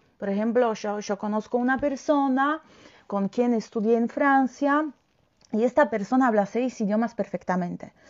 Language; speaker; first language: Spanish; non-native, fluent; Polish